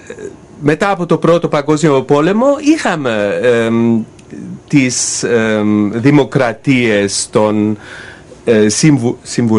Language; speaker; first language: Greek; non-native, fluent; German